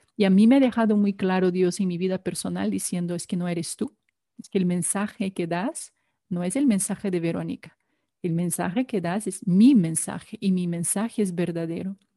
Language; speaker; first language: Spanish; non-native, fluent; Portuguese